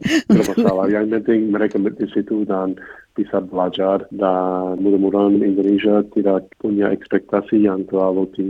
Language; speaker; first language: Indonesian; non-native, fluent; English